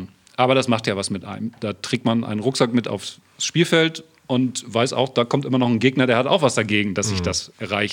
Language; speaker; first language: German; native; German